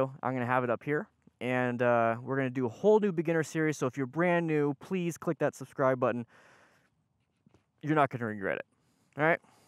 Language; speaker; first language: English; native; English